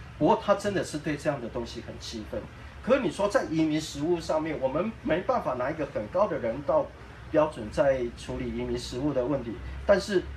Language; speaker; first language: Chinese; native; Chinese